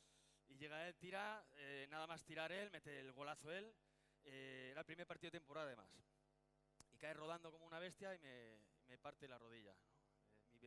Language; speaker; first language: Spanish; native; Spanish